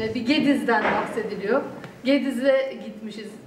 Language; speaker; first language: Turkish; native; Turkish